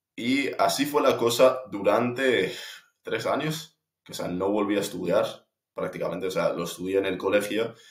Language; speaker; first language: Spanish; non-native, fluent; English